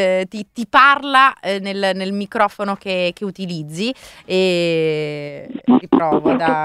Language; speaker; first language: Italian; native; Italian